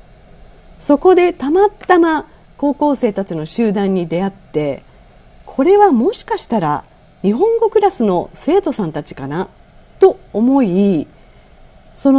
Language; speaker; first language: Japanese; native; Japanese